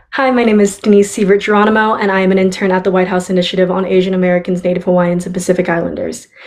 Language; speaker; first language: English; native; English